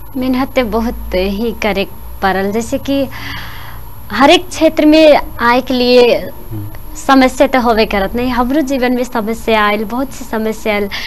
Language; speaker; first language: Bhojpuri; non-native, local second language; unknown